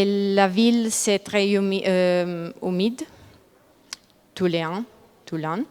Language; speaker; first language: French; non-native, learner; Italian